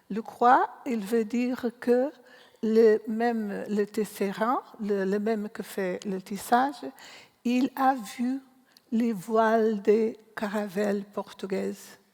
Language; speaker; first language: French; non-native, learner; Portuguese